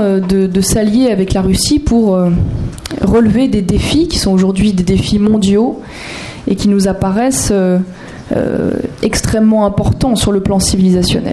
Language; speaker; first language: French; native; French